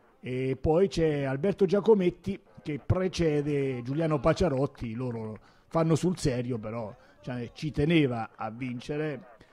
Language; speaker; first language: Italian; native; Italian